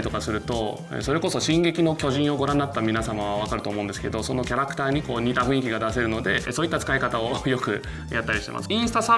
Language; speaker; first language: Japanese; native; Japanese